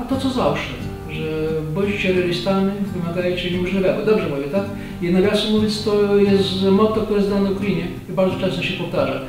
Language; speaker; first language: Polish; non-native, fluent; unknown